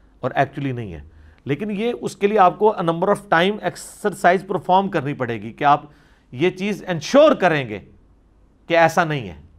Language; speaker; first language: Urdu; non-native, local second language; Punjabi